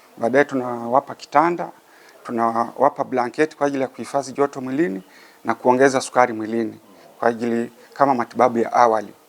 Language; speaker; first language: Swahili; native; Swahili